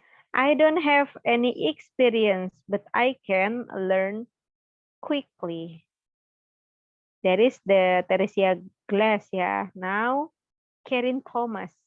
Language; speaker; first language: English; non-native, fluent; Indonesian